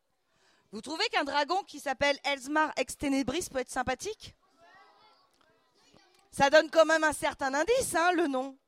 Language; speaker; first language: French; native; French